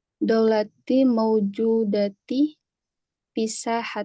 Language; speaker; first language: Arabic; non-native, learner; Indonesian